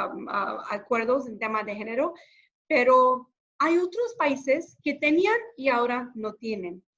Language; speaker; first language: Spanish; non-native, fluent; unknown